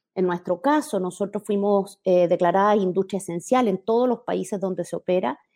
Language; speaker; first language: Spanish; native; Spanish